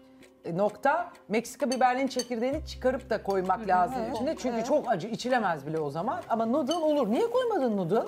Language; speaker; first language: Turkish; native; Turkish